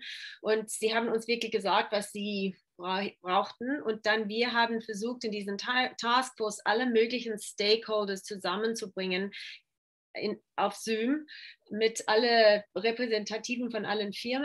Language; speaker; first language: German; non-native, fluent; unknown